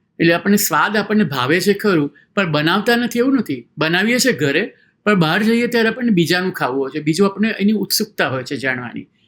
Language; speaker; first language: Gujarati; native; Gujarati